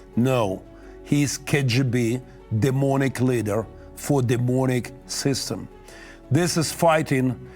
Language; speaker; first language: English; non-native, learner; Ukrainian